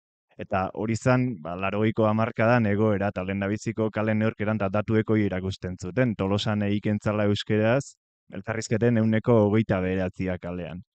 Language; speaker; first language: Basque; native; Basque